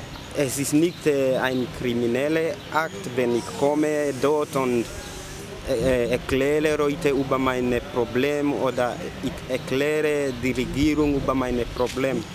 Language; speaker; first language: German; non-native, learner; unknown